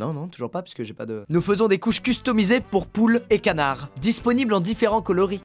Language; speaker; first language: French; native; French